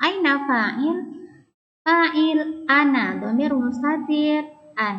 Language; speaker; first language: Arabic; non-native, fluent; Indonesian